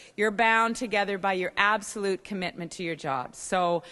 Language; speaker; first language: English; native; English